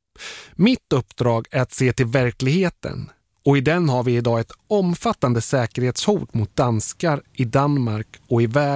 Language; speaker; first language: Swedish; native; Swedish